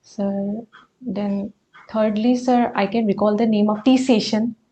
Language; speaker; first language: English; non-native, local second language; Assamese